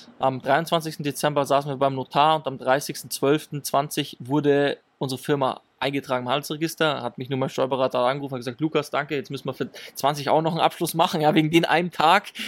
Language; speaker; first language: German; early bilingual, other home language; Italian